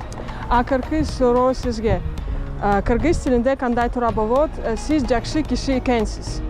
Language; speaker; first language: Kyrgyz; non-native, learner; Russian